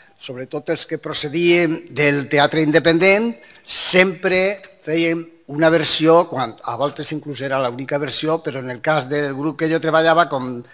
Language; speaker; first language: Catalan; non-native, local second language; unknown